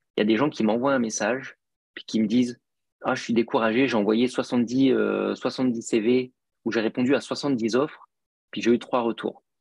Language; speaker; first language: French; native; French